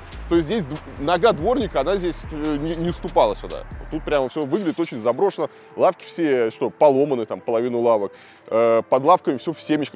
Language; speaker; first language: Russian; native; Russian